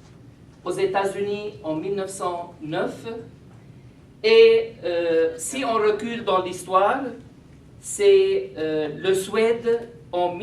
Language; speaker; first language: French; non-native, fluent; Arabic